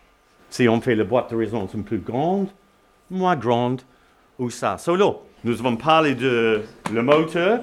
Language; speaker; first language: French; non-native, learner; English